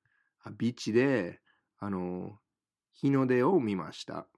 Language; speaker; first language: Japanese; non-native, fluent; English